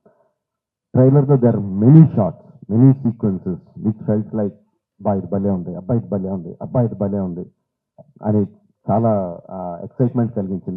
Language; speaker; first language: Telugu; native; Telugu